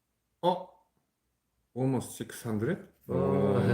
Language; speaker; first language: English; non-native, fluent; Japanese